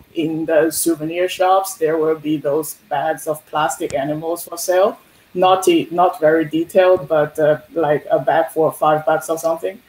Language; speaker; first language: English; non-native, fluent; Chinese